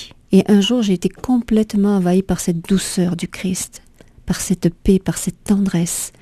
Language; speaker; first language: French; native; French